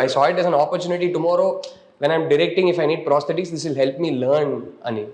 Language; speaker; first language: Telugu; non-native, local second language; Tamil